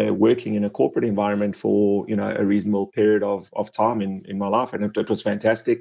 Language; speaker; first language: English; native; English